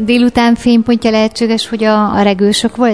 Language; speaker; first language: Hungarian; native; Hungarian